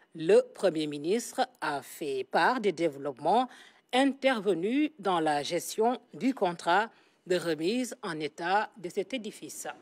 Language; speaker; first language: French; non-native, local second language; Wolof